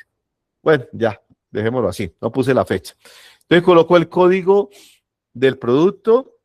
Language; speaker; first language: Spanish; native; Spanish